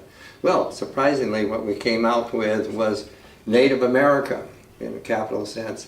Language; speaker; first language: English; native; English